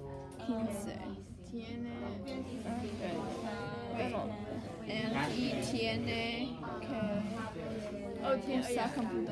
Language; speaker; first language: Spanish; non-native, learner; English